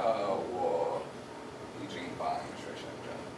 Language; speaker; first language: Chinese; non-native, learner; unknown